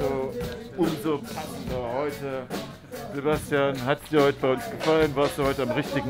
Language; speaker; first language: German; native; German